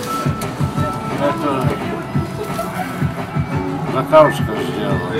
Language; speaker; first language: Russian; non-native, local second language; Lithuanian